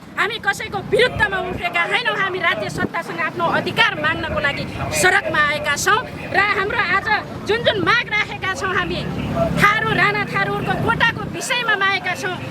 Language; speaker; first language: Nepali; non-native, local second language; Rana Tharu